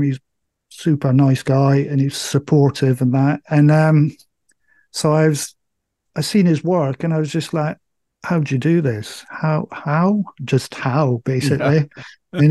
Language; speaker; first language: English; native; English